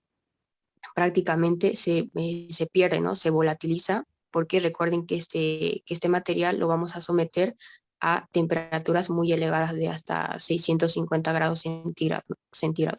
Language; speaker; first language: Spanish; native; Spanish